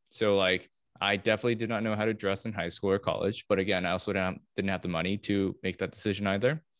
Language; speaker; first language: English; early bilingual, other home language; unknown